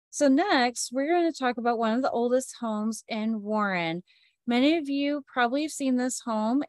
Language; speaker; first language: English; native; English